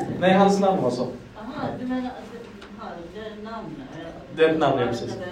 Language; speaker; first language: Swedish; non-native, fluent; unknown